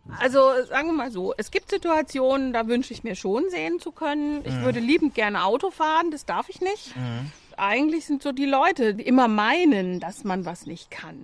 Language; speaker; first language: German; native; German